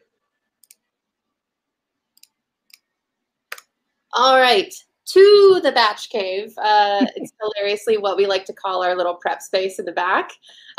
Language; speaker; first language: English; native; English